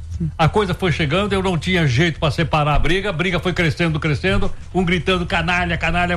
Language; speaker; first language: Portuguese; native; Portuguese